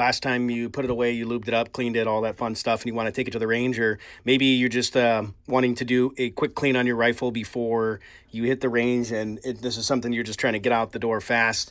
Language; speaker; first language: English; native; English